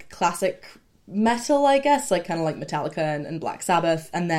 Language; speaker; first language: English; native; English